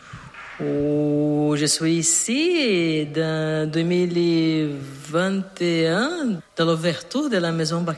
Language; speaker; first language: French; non-native, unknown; Portuguese